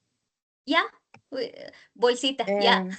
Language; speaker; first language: English; non-native, learner; Spanish